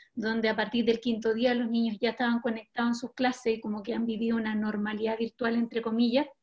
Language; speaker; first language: Spanish; native; Spanish